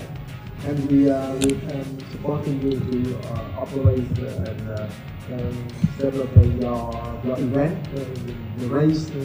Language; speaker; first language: English; non-native, learner; Vietnamese